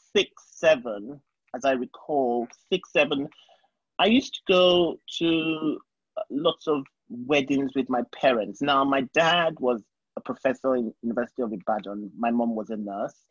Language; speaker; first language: English; non-native, local second language; Yoruba